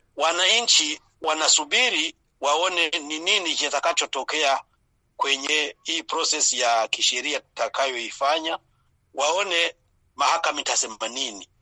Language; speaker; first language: Swahili; non-native, local second language; Rundi